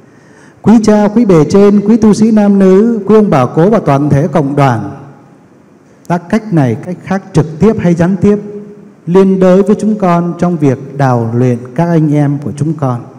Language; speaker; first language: Vietnamese; native; Vietnamese